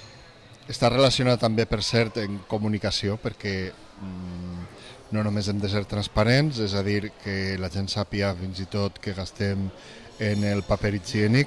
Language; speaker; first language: Catalan; native; Catalan